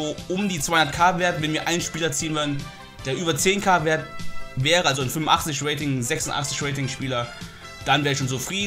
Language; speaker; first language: German; native; German